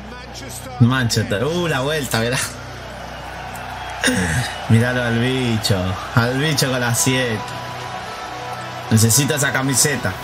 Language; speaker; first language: Spanish; native; Spanish